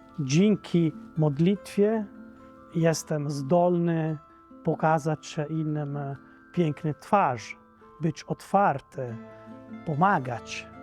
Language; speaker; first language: Polish; non-native, fluent; Italian